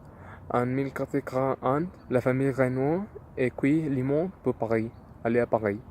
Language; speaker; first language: French; non-native, learner; Spanish